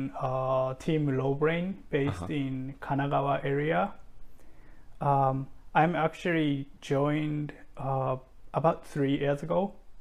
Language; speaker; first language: English; non-native, fluent; Japanese